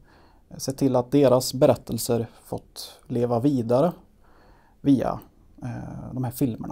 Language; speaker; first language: Swedish; native; Swedish